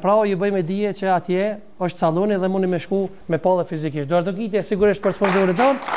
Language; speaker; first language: Albanian; native; Albanian